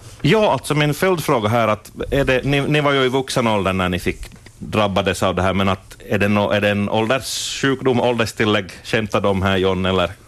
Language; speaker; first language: Swedish; native; Swedish